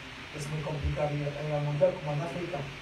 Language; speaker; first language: Spanish; non-native, fluent; French